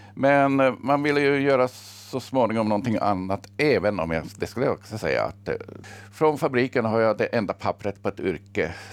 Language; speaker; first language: Swedish; early bilingual, other home language; Finnish